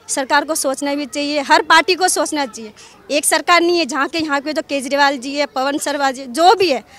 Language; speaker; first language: Hindi; native; Hindi